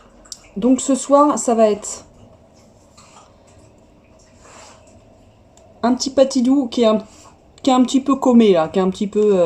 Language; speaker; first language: French; native; French